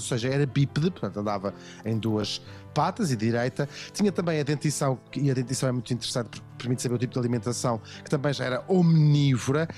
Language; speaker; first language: Portuguese; native; Portuguese